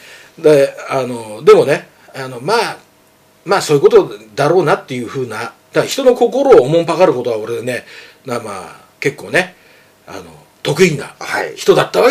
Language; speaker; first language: Japanese; native; Japanese